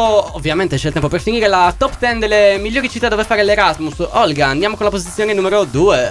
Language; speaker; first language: Italian; native; Italian